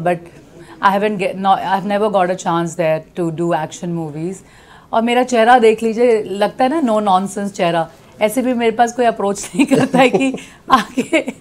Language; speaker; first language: Hindi; native; Hindi